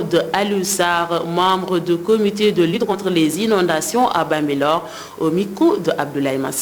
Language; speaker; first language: French; non-native, local second language; Wolof